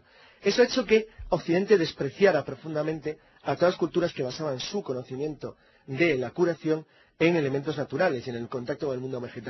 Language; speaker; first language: Spanish; native; Spanish